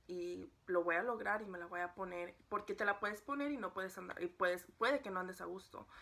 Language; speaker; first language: Spanish; early bilingual, heritage; Spanish